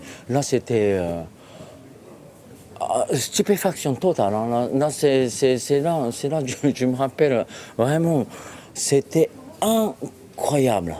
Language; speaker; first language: French; non-native, fluent; Japanese